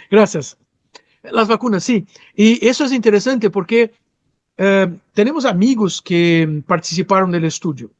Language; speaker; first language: Spanish; non-native, fluent; Portuguese